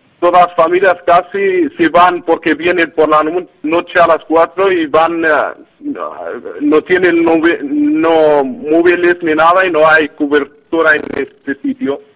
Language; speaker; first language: Spanish; non-native, learner; Arabic